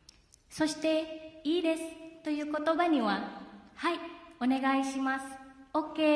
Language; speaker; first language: Japanese; non-native, fluent; Indonesian